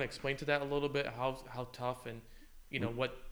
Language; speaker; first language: English; native; English